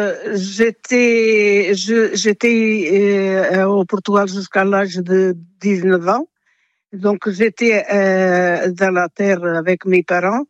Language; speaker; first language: French; non-native, fluent; Portuguese